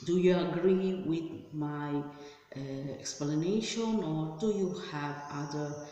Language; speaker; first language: English; non-native, fluent; Italian